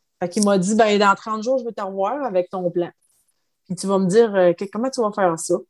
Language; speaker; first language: French; native; French